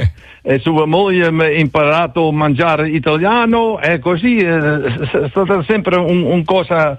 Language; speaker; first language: Italian; non-native, learner; Dutch